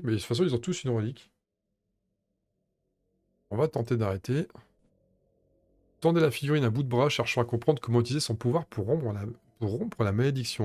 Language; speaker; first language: French; native; French